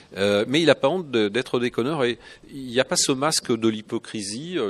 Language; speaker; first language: French; native; French